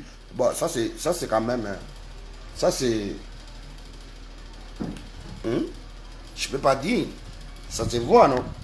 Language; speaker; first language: French; non-native, local second language; Lingala